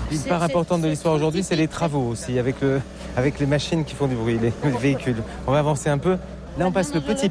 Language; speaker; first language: French; native; French